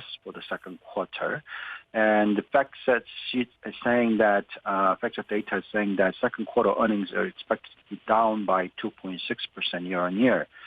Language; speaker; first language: English; non-native, fluent; Korean